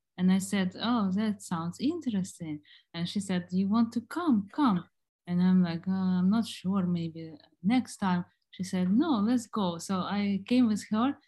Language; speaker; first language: English; non-native, fluent; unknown